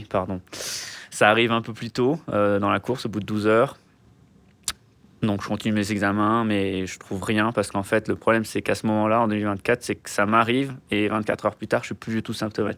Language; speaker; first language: French; native; French